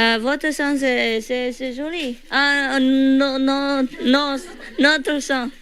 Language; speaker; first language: French; non-native, learner; Vietnamese